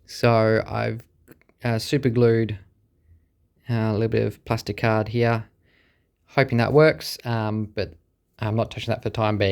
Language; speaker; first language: English; native; English